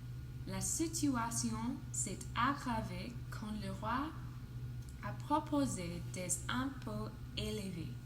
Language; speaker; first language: French; non-native, learner; English